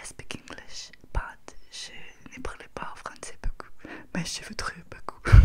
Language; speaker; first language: French; non-native, learner; Russian